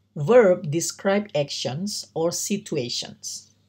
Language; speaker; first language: English; non-native, learner; Indonesian